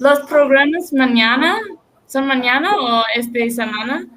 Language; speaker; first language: Spanish; non-native, learner; English